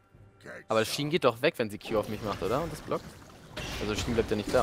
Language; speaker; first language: German; native; German